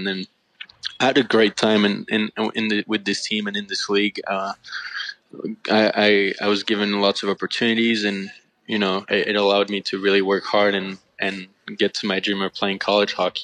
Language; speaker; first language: English; non-native, fluent; French